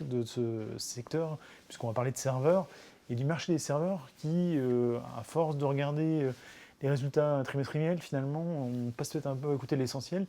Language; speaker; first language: French; native; French